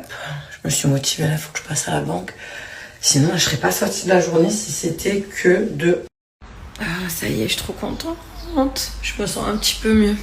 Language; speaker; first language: French; native; French